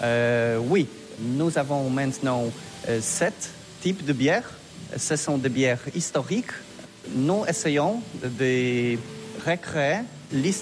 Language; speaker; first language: French; non-native, learner; Polish